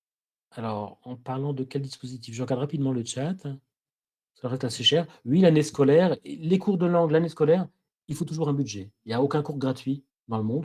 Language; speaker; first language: French; native; French